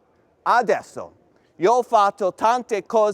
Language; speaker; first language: Italian; non-native, fluent; English